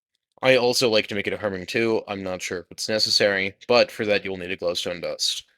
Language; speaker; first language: English; native; English